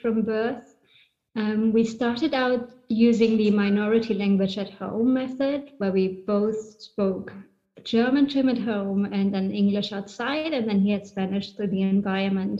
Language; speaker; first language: English; non-native, fluent; German